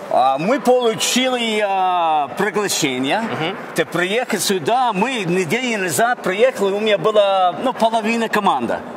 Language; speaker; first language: Russian; non-native, learner; English